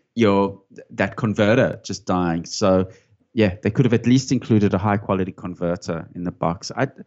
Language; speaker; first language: English; native; English